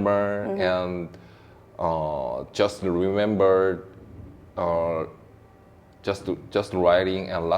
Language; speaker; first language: English; non-native, learner; Korean